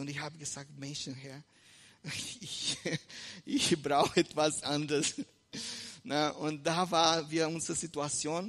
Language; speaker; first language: German; non-native, fluent; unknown